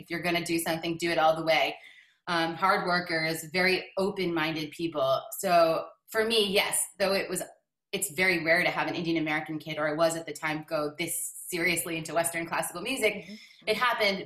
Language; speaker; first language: English; native; English